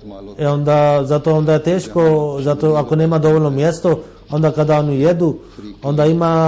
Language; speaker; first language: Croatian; non-native, fluent; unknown